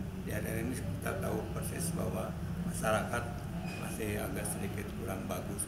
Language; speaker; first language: Indonesian; native; Indonesian